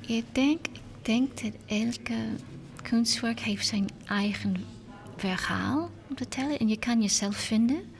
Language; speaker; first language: Dutch; non-native, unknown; English